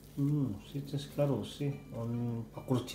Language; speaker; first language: Russian; non-native, learner; Filipino